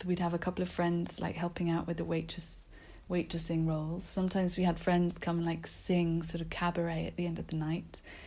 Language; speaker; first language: English; native; English